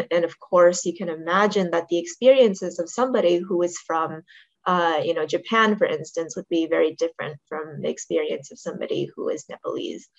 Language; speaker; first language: English; native; English